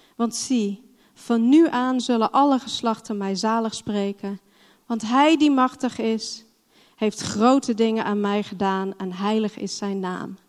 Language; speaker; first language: Dutch; non-native, fluent; English